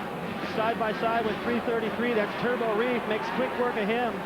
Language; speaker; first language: English; native; English